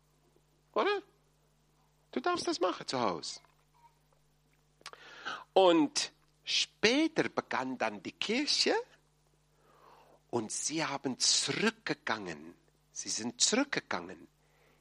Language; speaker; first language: German; non-native, fluent; English